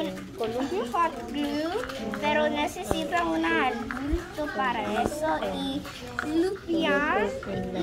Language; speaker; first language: Spanish; non-native, learner; English